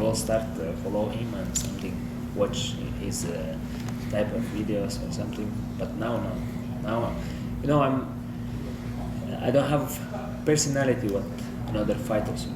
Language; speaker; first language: English; non-native, learner; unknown